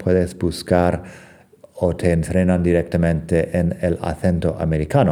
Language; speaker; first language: Spanish; non-native, fluent; English